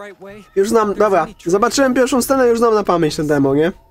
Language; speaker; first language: Polish; native; Polish